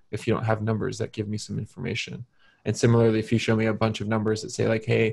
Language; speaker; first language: English; native; English